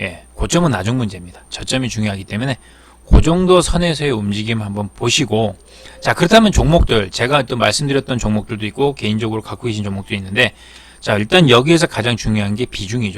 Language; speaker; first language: Korean; native; Korean